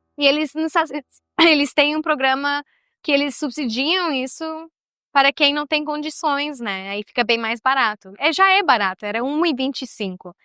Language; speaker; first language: Portuguese; non-native, fluent; Spanish